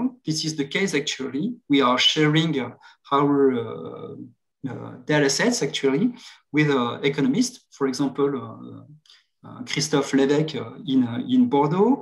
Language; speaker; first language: English; non-native, fluent; French